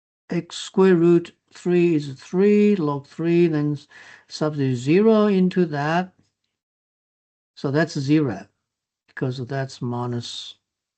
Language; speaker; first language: English; non-native, fluent; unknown